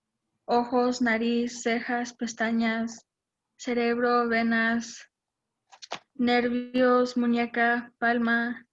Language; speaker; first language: Spanish; non-native, learner; English